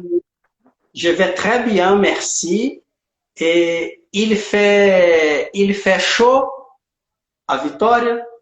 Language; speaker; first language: French; non-native, fluent; Portuguese